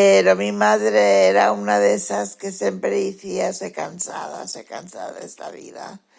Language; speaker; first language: Spanish; early bilingual, heritage; Spanish